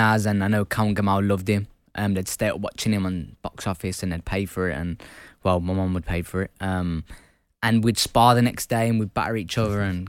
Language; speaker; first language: English; native; English